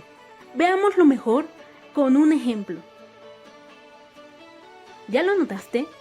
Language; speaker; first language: Spanish; native; Spanish